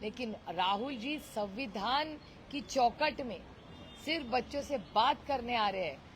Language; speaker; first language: Hindi; non-native, local second language; Marathi